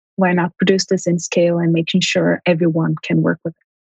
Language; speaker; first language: English; early bilingual, heritage; Armenian